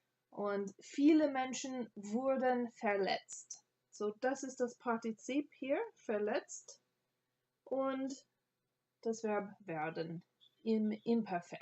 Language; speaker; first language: German; non-native, fluent; English